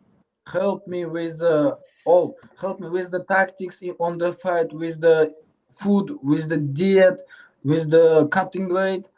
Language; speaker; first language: English; non-native, learner; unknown